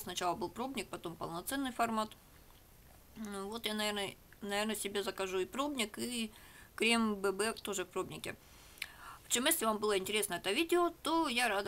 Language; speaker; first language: Russian; native; Russian